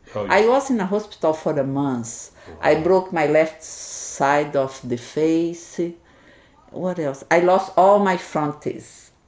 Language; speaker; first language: English; non-native, learner; Portuguese